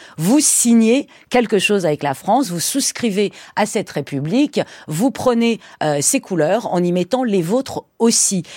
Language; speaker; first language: French; early bilingual, other home language; Persian